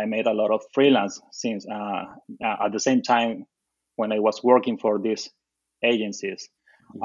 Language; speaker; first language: English; non-native, fluent; Spanish